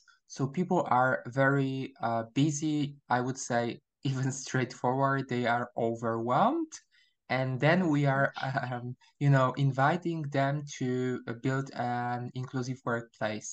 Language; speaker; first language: English; non-native, fluent; Polish